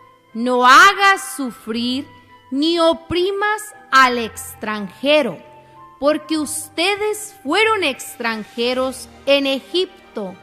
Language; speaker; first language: Spanish; native; Spanish